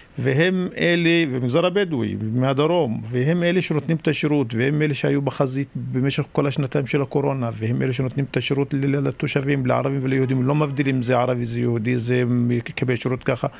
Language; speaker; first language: Hebrew; non-native, local second language; Arabic